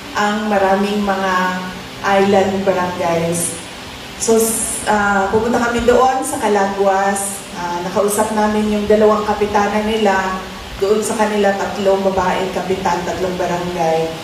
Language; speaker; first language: Filipino; non-native, local second language; Cebuano